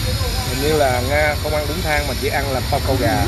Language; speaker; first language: Vietnamese; native; Vietnamese